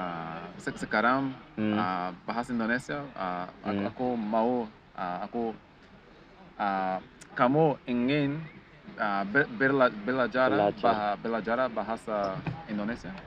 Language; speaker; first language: Indonesian; non-native, learner; Portuguese